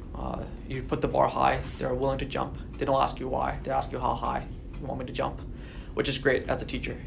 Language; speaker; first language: English; native; English